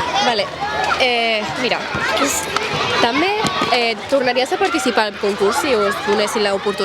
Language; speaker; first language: Catalan; native; Catalan